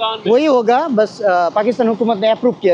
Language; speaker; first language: Hindi; non-native, learner; Bangla